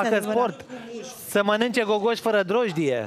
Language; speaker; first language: Romanian; native; Romanian